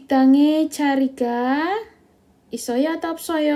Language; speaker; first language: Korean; non-native, fluent; Indonesian